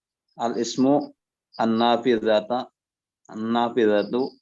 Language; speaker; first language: Arabic; non-native, learner; Indonesian